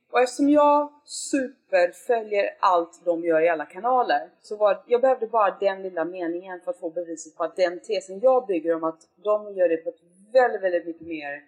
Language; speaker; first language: Swedish; native; Swedish